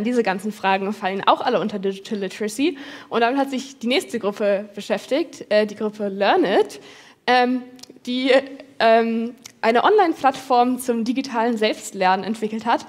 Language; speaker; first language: German; native; German